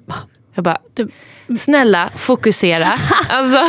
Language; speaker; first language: Swedish; native; Swedish